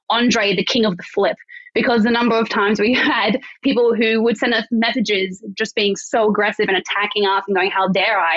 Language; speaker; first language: English; native; English